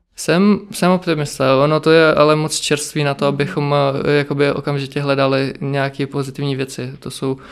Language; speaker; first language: Czech; early bilingual, other home language; Ukrainian